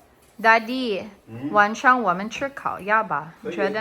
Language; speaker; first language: Chinese; non-native, learner; Filipino